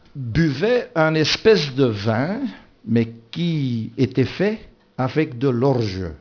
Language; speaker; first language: French; non-native, local second language; Dutch